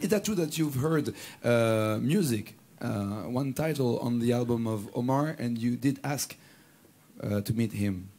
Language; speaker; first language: English; non-native, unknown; French